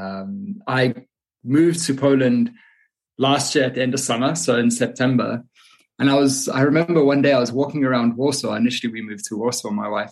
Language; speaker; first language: English; native; English